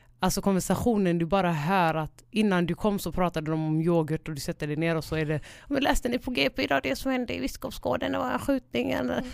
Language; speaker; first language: Swedish; early bilingual, other home language; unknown